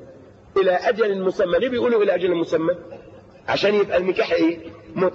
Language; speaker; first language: Arabic; native; Arabic